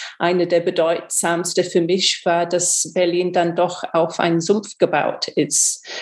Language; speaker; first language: German; non-native, fluent; English